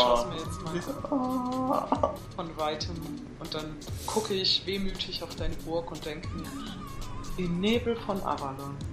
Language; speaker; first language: German; native; German